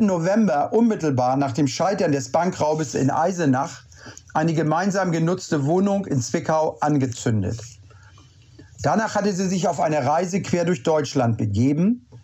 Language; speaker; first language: German; native; German